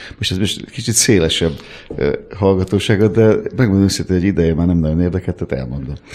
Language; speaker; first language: Hungarian; native; Hungarian